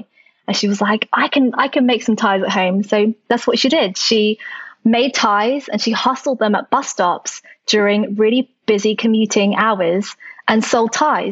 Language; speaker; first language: English; early bilingual, other home language; Chinese